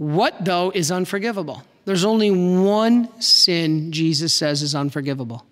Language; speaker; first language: English; native; English